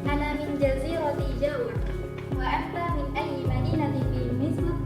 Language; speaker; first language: Arabic; non-native, learner; Indonesian